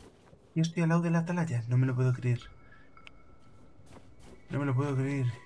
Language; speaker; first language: Spanish; native; Spanish